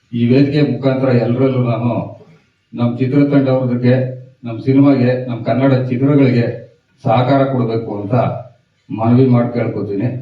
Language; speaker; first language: Kannada; native; Kannada